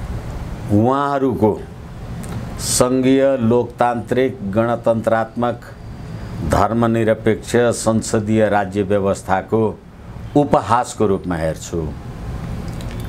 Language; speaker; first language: Nepali; native; Nepali